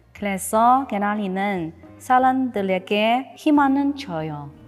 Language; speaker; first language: Korean; non-native, learner; Chinese